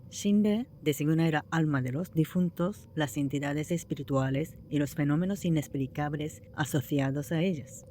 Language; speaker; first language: Spanish; non-native, fluent; Japanese